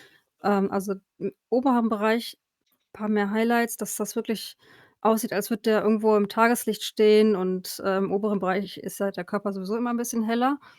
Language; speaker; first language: German; native; German